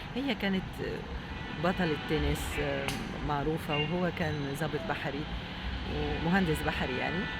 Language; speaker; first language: Egyptian Arabic; native; Egyptian Arabic